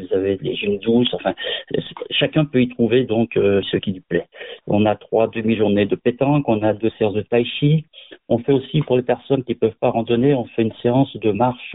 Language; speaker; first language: French; native; French